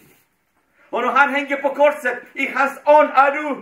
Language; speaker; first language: Swedish; non-native, fluent; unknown